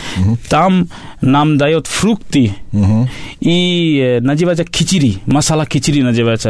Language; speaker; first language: Russian; non-native, learner; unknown